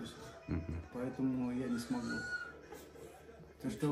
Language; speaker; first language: Russian; native; Russian